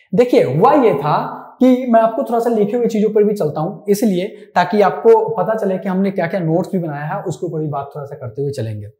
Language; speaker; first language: Hindi; non-native, local second language; Maithili